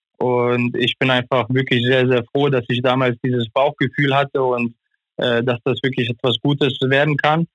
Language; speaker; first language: German; non-native, fluent; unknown